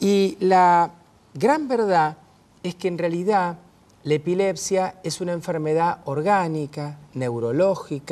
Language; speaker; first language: Spanish; native; Spanish